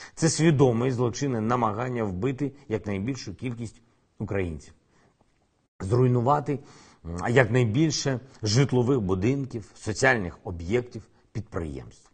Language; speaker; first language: Ukrainian; non-native, local second language; Russian